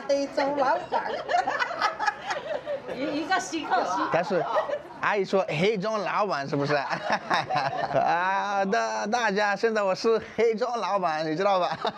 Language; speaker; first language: Chinese; non-native, learner; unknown